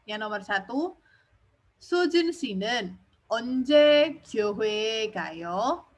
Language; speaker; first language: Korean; non-native, fluent; Indonesian